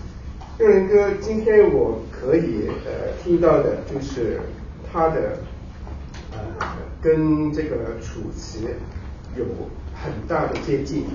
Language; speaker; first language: Chinese; non-native, local second language; Cantonese